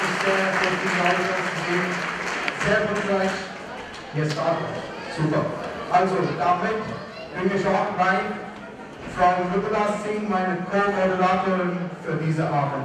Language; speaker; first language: German; non-native, fluent; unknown